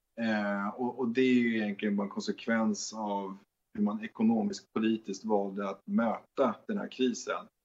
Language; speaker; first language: Swedish; native; Swedish